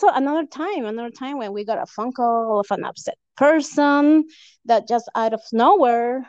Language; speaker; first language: English; non-native, fluent; Spanish